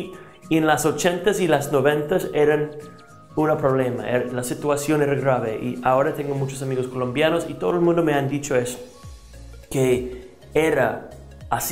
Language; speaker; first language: Spanish; non-native, fluent; English